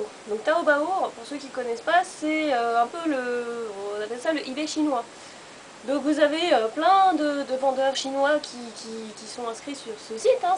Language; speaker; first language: French; native; French